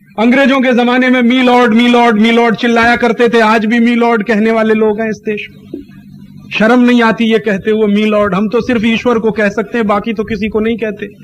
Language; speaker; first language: Hindi; native; Hindi